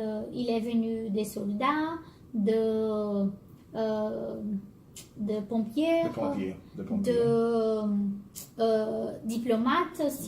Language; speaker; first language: French; non-native, learner; Portuguese